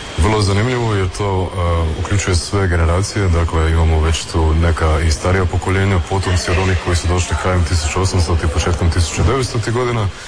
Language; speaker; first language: Croatian; early bilingual, heritage; Croatian